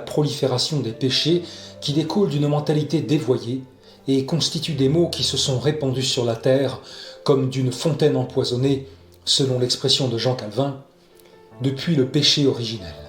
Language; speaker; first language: French; native; French